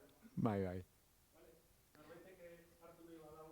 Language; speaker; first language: Basque; non-native, local second language; Spanish